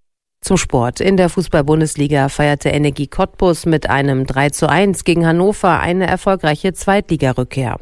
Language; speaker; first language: German; native; German